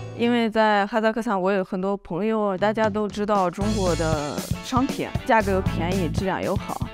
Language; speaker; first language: Chinese; non-native, fluent; Russian